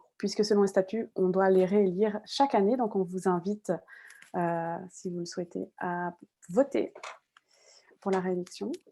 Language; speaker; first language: French; native; French